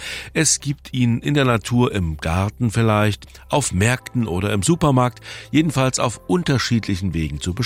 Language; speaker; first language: German; native; German